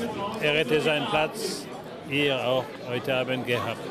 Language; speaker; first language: German; non-native, fluent; French